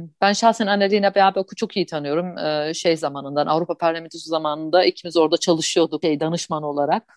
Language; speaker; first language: Turkish; early bilingual, heritage; Turkish